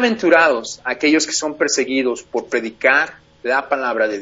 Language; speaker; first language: Spanish; native; Spanish